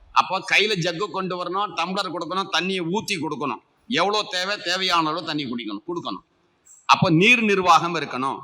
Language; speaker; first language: Tamil; native; Tamil